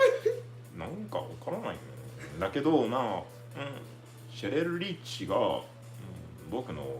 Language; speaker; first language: Japanese; non-native, learner; English